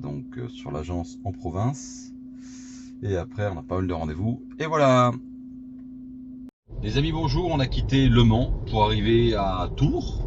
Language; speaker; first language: French; native; French